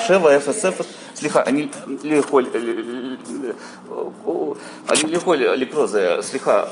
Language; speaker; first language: Hebrew; non-native, learner; Russian